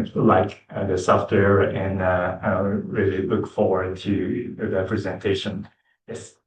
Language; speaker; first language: English; non-native, fluent; Japanese